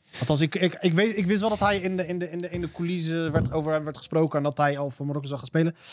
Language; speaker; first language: Dutch; early bilingual, other home language; Arabic